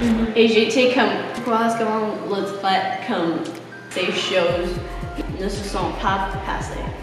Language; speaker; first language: French; non-native, learner; English